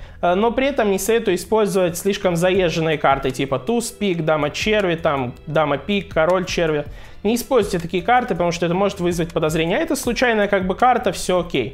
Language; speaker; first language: Russian; native; Russian